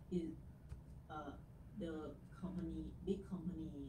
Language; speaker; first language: English; non-native, learner; Thai